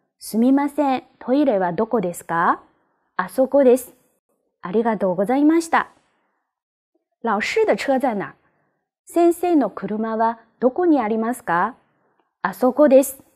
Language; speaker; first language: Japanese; non-native, fluent; Chinese